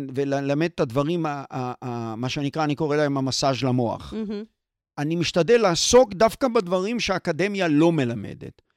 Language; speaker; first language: Hebrew; native; Hebrew